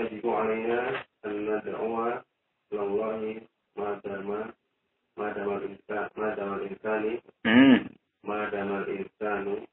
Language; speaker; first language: Arabic; non-native, learner; Indonesian